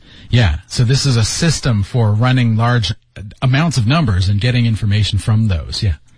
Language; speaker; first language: English; native; English